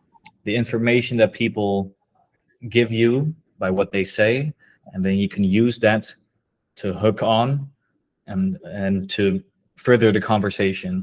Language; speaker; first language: English; non-native, fluent; Dutch